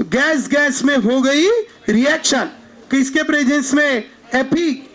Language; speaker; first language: Hindi; non-native, local second language; Marathi